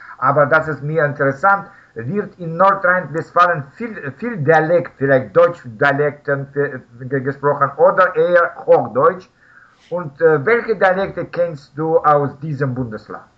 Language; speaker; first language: German; non-native, learner; Russian